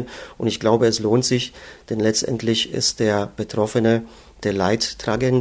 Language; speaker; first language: German; native; German